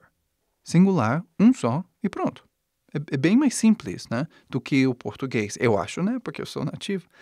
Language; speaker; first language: Portuguese; non-native, fluent; English